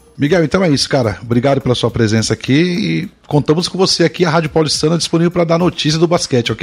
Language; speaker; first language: Portuguese; native; Portuguese